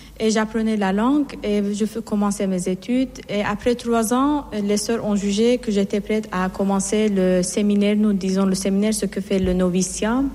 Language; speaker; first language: French; non-native, fluent; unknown